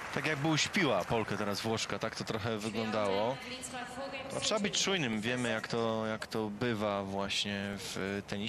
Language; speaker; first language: Polish; native; Polish